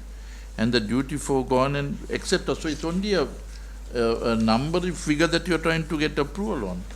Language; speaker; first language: English; non-native, local second language; Sinhala